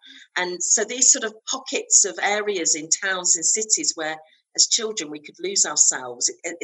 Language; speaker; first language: English; native; English